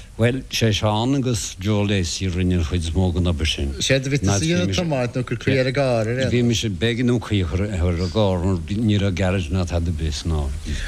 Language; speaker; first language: Irish; non-native, local second language; English